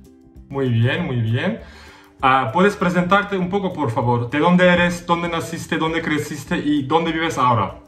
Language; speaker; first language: Spanish; non-native, fluent; Turkish